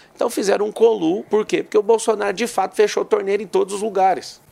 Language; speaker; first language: Portuguese; native; Portuguese